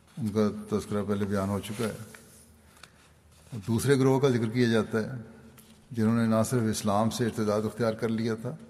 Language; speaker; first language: Urdu; native; Urdu